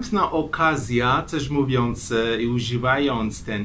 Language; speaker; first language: Polish; non-native, fluent; Persian